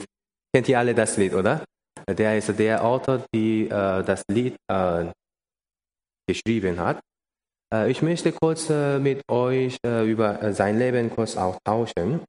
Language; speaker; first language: German; non-native, learner; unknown